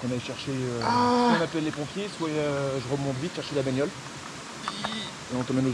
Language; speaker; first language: French; native; French